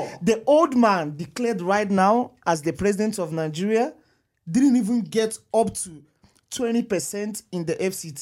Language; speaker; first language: English; non-native, local second language; Igbo